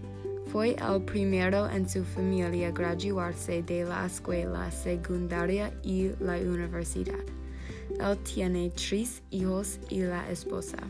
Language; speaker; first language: Spanish; non-native, learner; English